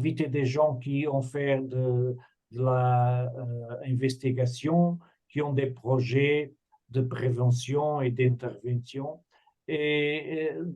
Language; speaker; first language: French; non-native, fluent; Portuguese